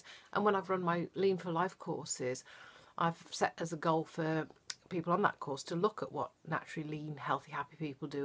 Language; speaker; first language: English; native; English